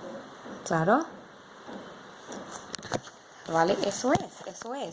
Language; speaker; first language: Spanish; non-native, learner; English